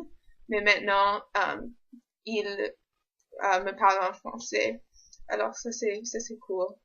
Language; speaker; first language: French; non-native, local second language; English